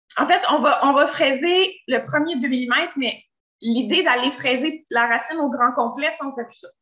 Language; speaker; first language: French; native; French